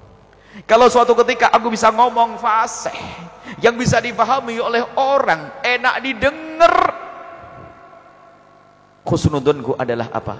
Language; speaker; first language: Indonesian; native; Indonesian